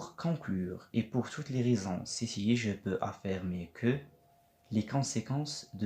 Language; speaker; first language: French; non-native, local second language; Arabic